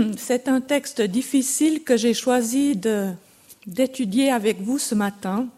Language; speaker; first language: French; native; French